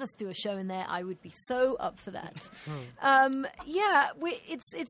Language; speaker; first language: English; native; English